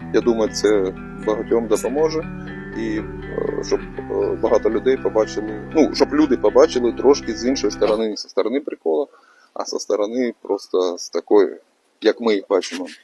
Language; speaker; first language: Ukrainian; non-native, local second language; Russian